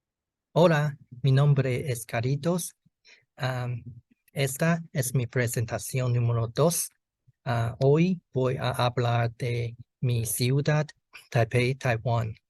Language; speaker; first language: Spanish; non-native, learner; Chinese